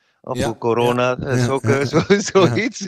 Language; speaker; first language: Dutch; non-native, learner; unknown